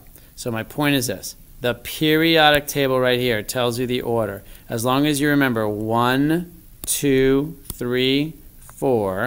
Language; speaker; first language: English; native; English